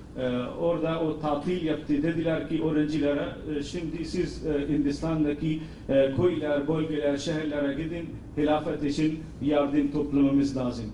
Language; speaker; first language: Turkish; non-native, fluent; Urdu